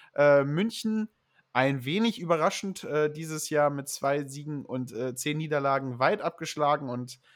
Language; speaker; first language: German; native; German